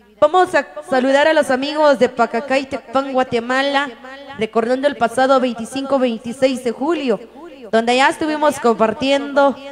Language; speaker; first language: Spanish; native; Spanish